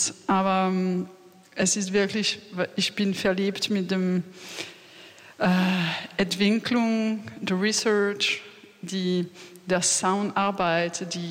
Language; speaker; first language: German; non-native, learner; French